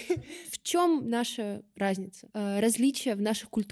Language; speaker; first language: Russian; native; Russian